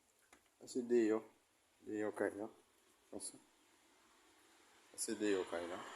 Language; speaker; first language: French; non-native, learner; Haitian Creole